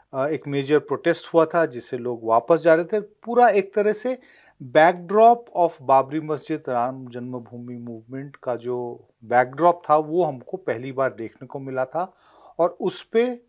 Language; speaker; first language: Hindi; native; Hindi